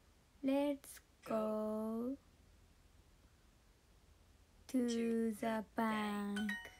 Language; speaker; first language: English; non-native, learner; Japanese